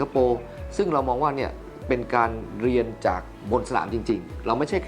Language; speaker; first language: Thai; native; Thai